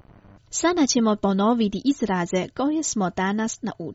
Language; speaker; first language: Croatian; non-native, fluent; Chinese